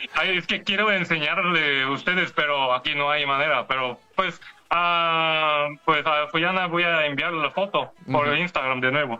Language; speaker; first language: Spanish; non-native, learner; Korean